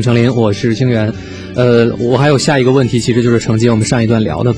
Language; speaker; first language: Chinese; native; Chinese